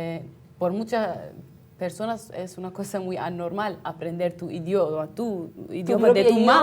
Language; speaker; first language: Spanish; non-native, fluent; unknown